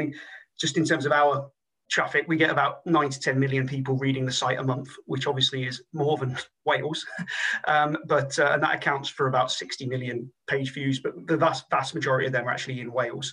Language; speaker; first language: English; native; English